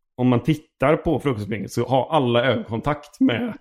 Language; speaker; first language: Swedish; early bilingual, heritage; Swedish